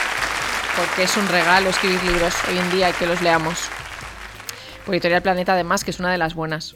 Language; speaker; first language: Spanish; native; Spanish